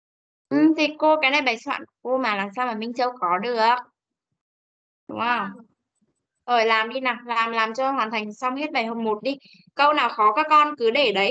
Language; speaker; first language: Vietnamese; native; Vietnamese